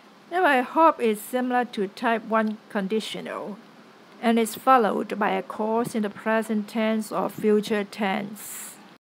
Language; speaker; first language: English; non-native, local second language; Cantonese